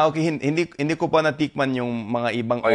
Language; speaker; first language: Filipino; non-native, fluent; English